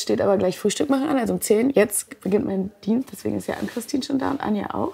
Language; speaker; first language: German; native; German